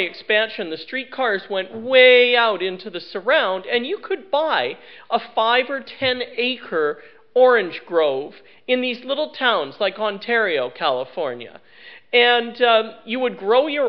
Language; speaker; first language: English; native; English